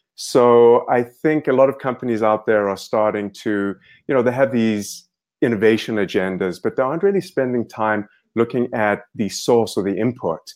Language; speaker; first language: English; native; English